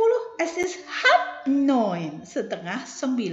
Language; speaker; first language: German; non-native, fluent; Indonesian